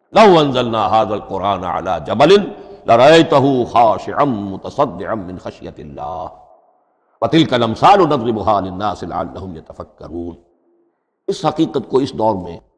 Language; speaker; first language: Urdu; native; Urdu